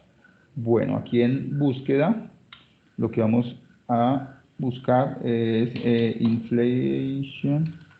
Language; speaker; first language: Spanish; native; Spanish